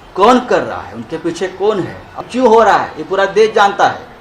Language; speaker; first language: Hindi; non-native, local second language; Marathi